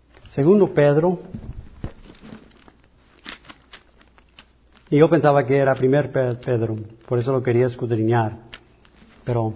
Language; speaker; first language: Spanish; early bilingual, heritage; English